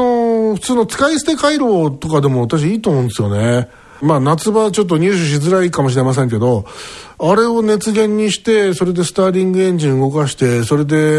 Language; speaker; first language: Japanese; native; Japanese